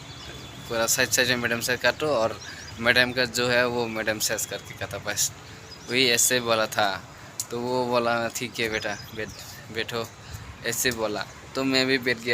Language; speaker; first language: Hindi; non-native, local second language; Kok Borok